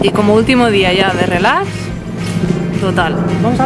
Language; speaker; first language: Spanish; native; Spanish